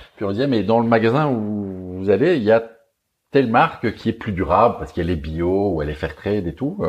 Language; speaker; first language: French; native; French